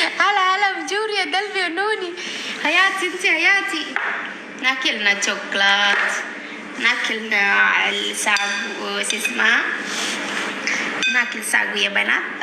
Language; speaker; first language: Arabic; non-native, learner; Indonesian